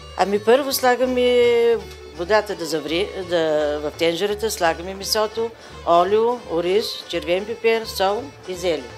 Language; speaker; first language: Bulgarian; native; Bulgarian